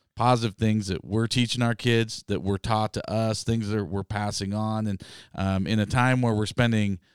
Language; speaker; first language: English; native; English